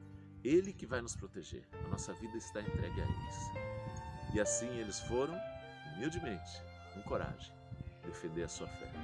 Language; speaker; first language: Portuguese; native; Portuguese